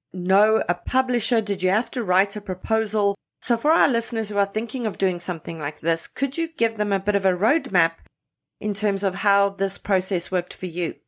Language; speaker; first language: English; native; English